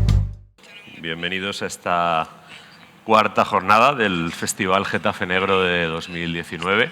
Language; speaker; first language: Spanish; native; Spanish